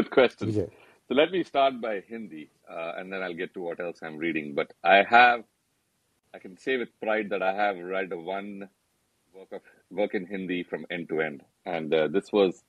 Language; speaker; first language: English; non-native, local second language; Hindi